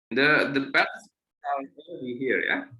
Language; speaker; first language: English; non-native, fluent; Indonesian